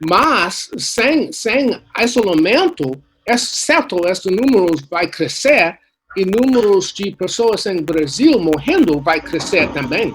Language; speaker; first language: Portuguese; non-native, learner; English